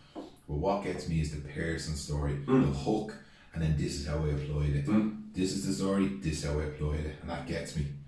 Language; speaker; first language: English; native; English